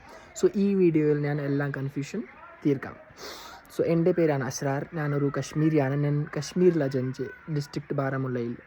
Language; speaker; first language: Malayalam; non-native, local second language; Kashmiri